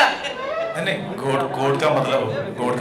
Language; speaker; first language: Hindi; native; Hindi